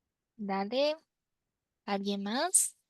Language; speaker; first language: Spanish; non-native, fluent; Portuguese